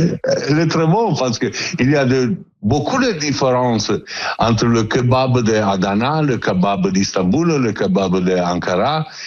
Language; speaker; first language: French; non-native, learner; Italian